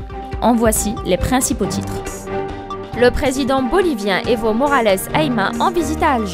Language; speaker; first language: French; non-native, local second language; Arabic